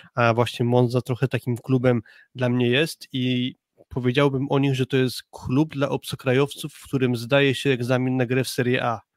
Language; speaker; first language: Polish; native; Polish